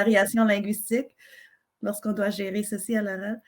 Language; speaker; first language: French; native; French